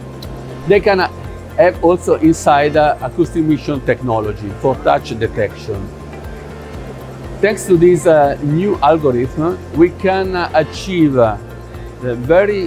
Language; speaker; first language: English; non-native, fluent; Italian